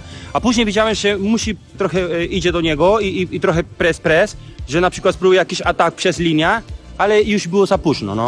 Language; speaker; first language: Polish; non-native, learner; Spanish